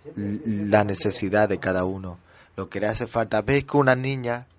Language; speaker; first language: Spanish; early bilingual, heritage; French